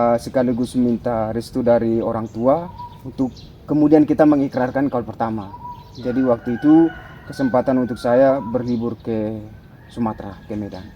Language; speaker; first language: Indonesian; non-native, local second language; Batak Toba